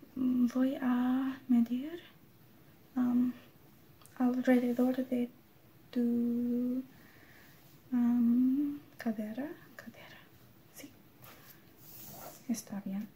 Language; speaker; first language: Spanish; non-native, learner; English